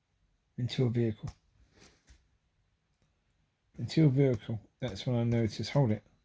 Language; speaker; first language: English; native; English